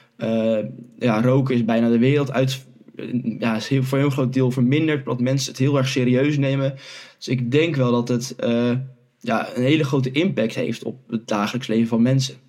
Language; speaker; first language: Dutch; native; Dutch